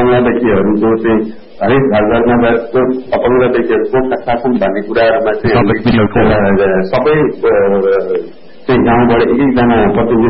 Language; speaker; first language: Nepali; native; Nepali